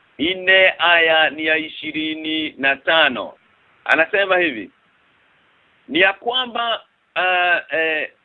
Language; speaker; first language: Swahili; non-native, local second language; Kikuyu